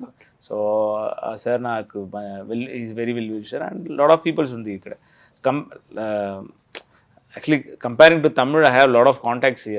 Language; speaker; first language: Telugu; non-native, learner; Tamil